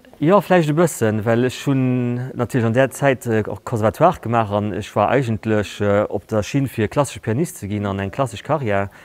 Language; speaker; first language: Luxembourgish; native; Luxembourgish